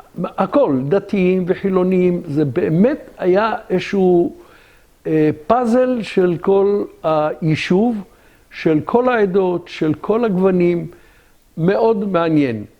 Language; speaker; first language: Hebrew; early bilingual, other home language; Arabic